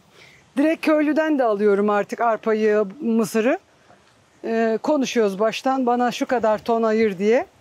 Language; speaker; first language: Turkish; native; Turkish